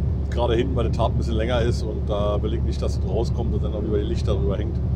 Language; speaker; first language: German; native; German